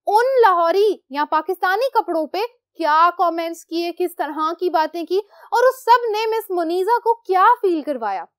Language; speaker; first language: Urdu; native; Urdu